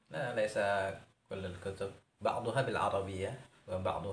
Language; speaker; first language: Arabic; non-native, learner; Indonesian